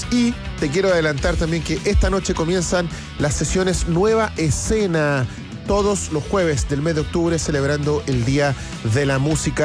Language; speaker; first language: Spanish; native; Spanish